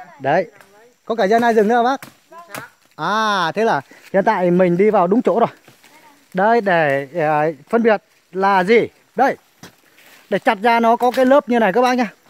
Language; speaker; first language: Vietnamese; non-native, local second language; Muong